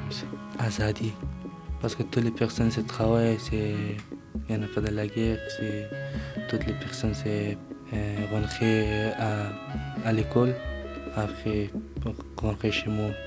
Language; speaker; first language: French; non-native, learner; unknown